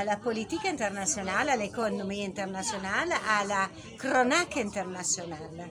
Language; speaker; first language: French; non-native, learner; Italian